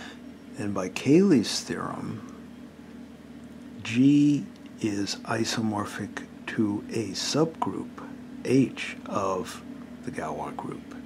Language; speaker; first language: English; native; English